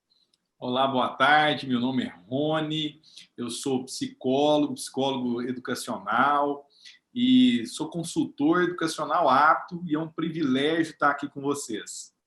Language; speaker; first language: Portuguese; native; Portuguese